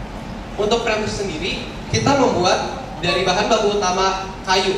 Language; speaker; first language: Indonesian; native; Indonesian